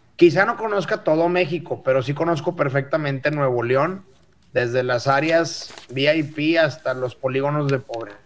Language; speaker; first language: Spanish; native; Spanish